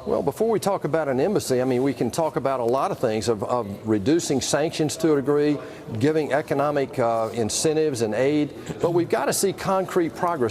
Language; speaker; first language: English; native; English